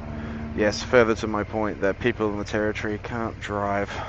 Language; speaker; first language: English; native; English